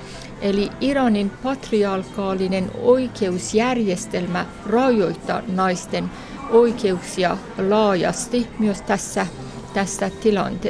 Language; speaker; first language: Finnish; non-native, fluent; Persian